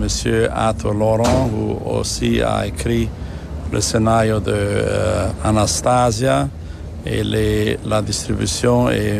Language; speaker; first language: French; non-native, fluent; German